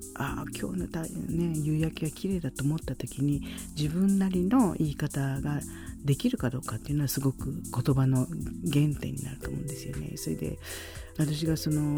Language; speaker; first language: Japanese; native; Japanese